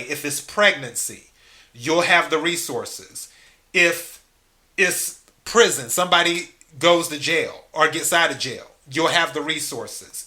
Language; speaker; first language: English; native; English